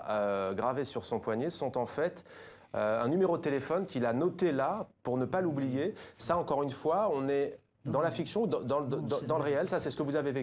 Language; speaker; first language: French; native; French